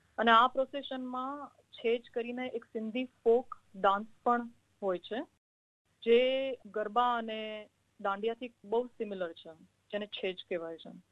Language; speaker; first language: Gujarati; non-native, local second language; Sindhi